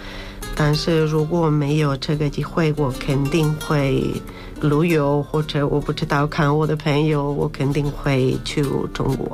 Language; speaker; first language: Chinese; non-native, learner; Spanish